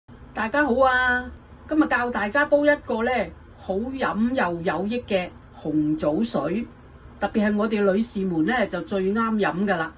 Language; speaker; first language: Cantonese; native; Cantonese